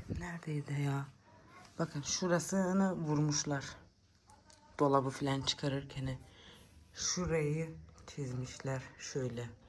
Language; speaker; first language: Turkish; early bilingual, heritage; Turkish